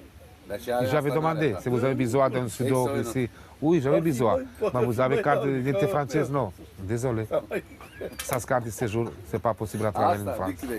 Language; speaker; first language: French; non-native, learner; Romanian